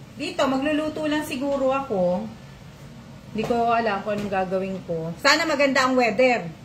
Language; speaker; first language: Filipino; non-native, local second language; Cebuano